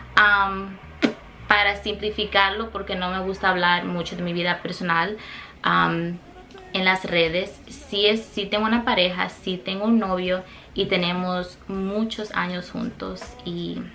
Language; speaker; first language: Spanish; early bilingual, heritage; Spanish